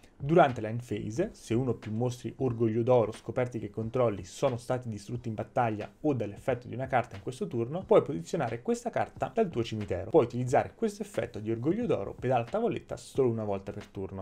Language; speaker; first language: Italian; native; Italian